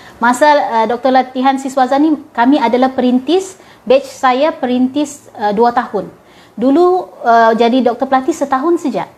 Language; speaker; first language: Malay; native; Malay